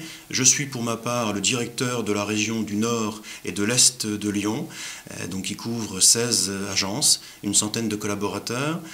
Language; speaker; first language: French; native; French